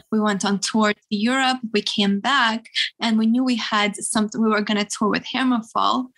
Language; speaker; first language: English; early bilingual, other home language; Russian